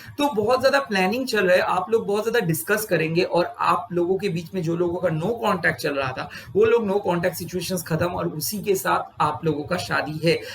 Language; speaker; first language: Hindi; non-native, local second language; Bangla